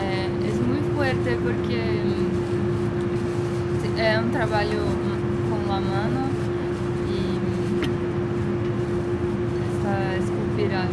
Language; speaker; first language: Spanish; non-native, fluent; Portuguese